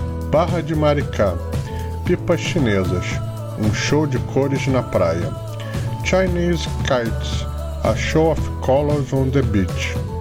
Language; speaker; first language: English; non-native, fluent; Portuguese